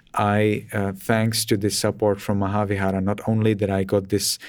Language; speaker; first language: English; non-native, fluent; Czech